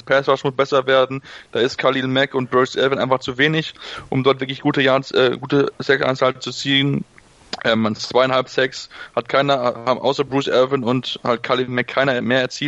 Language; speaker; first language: German; native; German